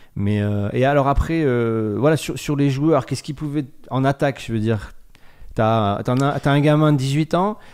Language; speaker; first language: French; native; French